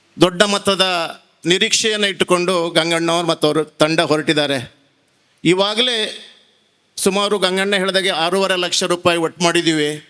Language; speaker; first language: Kannada; native; Kannada